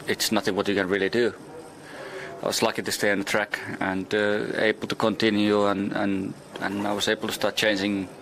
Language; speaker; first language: English; non-native, fluent; Finnish